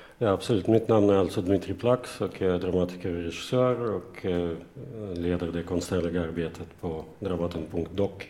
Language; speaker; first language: Swedish; non-native, fluent; Russian